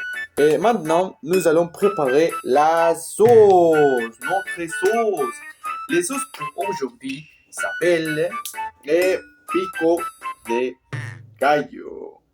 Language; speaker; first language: French; non-native, learner; Spanish